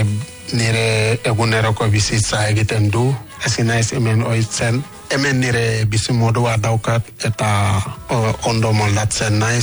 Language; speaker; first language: Basque; non-native, fluent; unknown